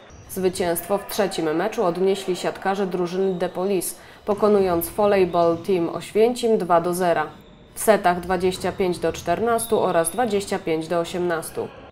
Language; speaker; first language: Polish; native; Polish